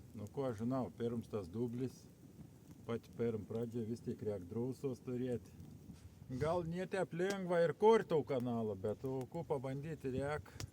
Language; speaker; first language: Lithuanian; native; Lithuanian